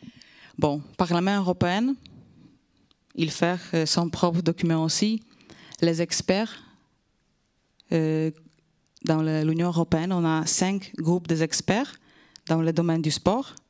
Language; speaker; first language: French; non-native, fluent; Polish